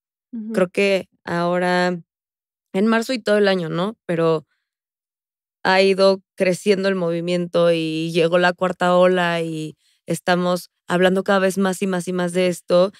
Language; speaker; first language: Spanish; native; Spanish